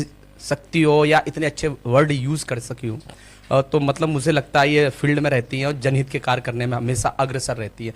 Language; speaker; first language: Hindi; native; Hindi